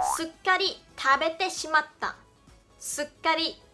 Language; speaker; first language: Japanese; non-native, fluent; Chinese